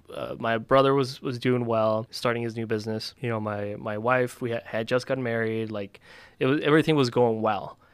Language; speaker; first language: English; early bilingual, other home language; Spanish